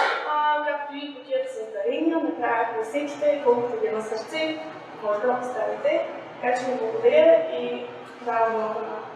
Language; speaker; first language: Bulgarian; native; Bulgarian